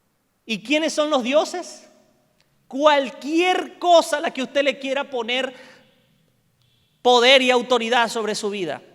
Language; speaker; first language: Spanish; native; Spanish